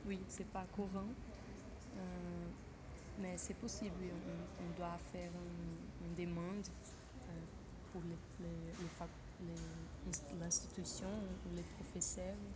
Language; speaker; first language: French; non-native, fluent; Portuguese